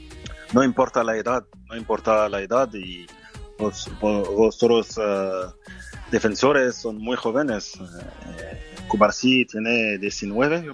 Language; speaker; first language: Spanish; non-native, fluent; French